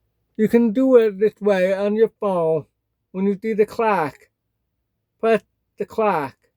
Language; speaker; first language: English; native; English